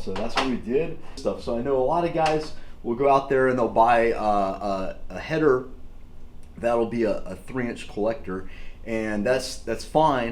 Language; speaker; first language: English; native; English